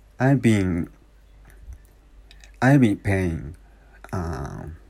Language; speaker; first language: English; non-native, learner; Japanese